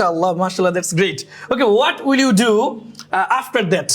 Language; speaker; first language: English; non-native, fluent; Bangla